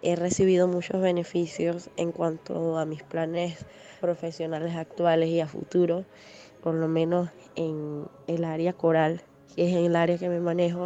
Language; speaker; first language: Spanish; native; Spanish